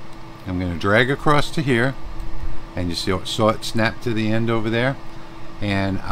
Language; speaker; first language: English; native; English